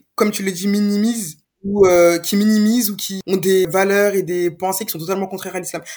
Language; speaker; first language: French; native; French